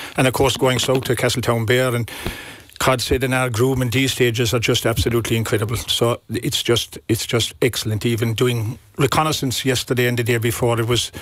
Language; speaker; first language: English; native; English